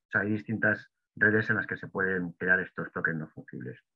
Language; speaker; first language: Spanish; native; Spanish